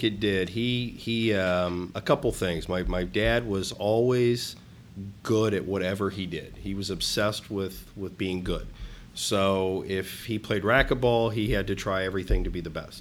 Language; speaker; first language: English; native; English